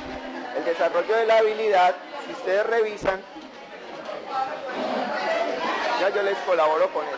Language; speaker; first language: Spanish; native; Spanish